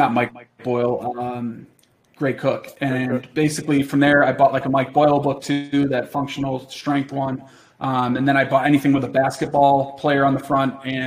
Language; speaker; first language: English; native; English